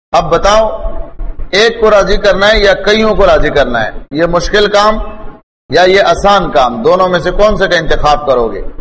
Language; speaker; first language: Urdu; non-native, local second language; Pashto